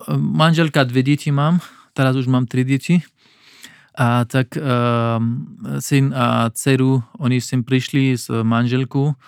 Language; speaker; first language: Slovak; non-native, learner; Pashto